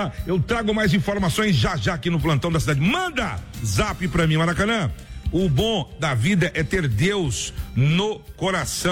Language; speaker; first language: Portuguese; native; Portuguese